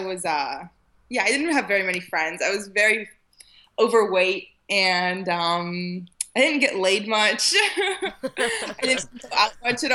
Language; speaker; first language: English; early bilingual, other home language; Arabic